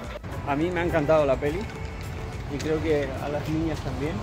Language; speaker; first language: Spanish; native; Spanish